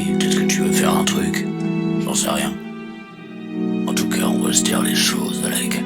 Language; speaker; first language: French; native; French